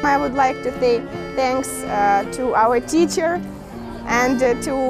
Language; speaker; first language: English; non-native, learner; Ukrainian